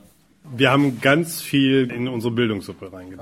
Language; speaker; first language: German; native; German